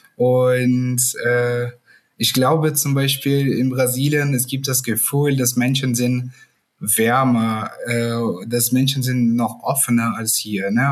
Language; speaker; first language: German; non-native, learner; Portuguese